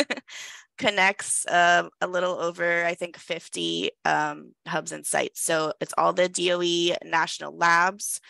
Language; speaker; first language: English; native; English